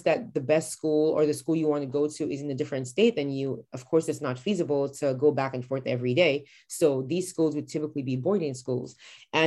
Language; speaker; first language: English; non-native, local second language; Igbo